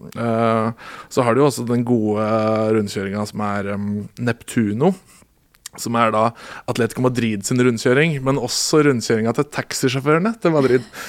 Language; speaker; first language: Norwegian; native; Norwegian